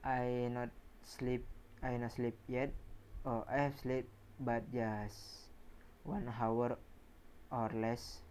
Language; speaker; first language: English; non-native, learner; Indonesian